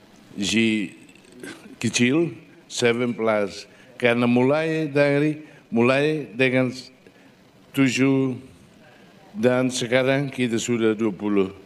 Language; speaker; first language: Indonesian; non-native, fluent; Portuguese